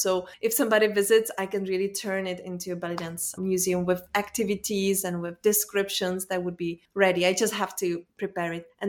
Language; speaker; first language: English; non-native, fluent; Czech